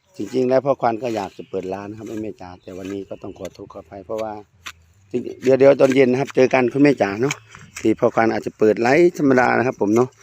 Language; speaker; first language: Thai; non-native, local second language; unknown